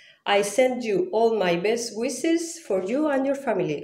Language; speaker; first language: English; non-native, fluent; Spanish